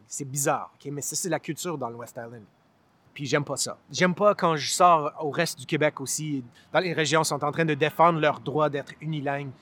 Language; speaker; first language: French; non-native, local second language; English